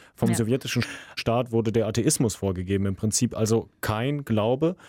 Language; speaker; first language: German; early bilingual, other home language; Russian